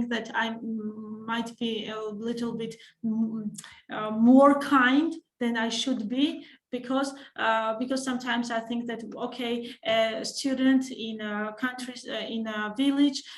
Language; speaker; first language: English; non-native, fluent; Georgian